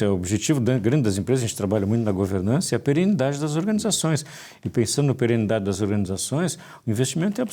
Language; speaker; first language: Portuguese; native; Portuguese